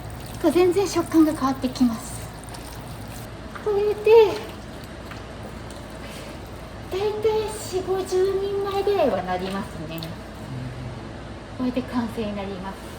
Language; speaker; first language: Japanese; native; Japanese